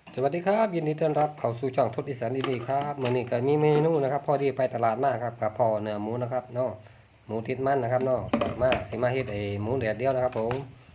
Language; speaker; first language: Thai; native; Thai